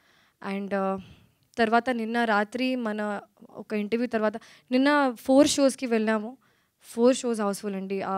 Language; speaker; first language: Telugu; non-native, learner; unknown